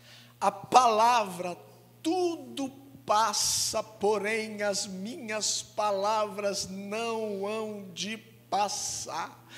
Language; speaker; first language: Portuguese; native; Portuguese